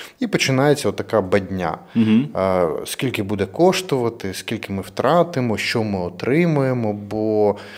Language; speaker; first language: Ukrainian; non-native, local second language; Russian